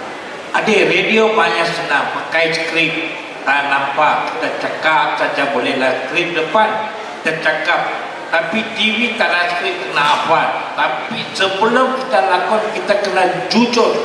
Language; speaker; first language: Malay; non-native, local second language; Tamil